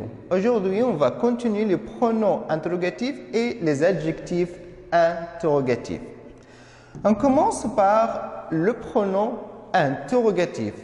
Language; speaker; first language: French; non-native, fluent; Arabic